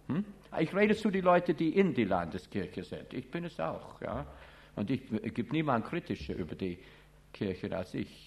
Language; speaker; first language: German; non-native, fluent; English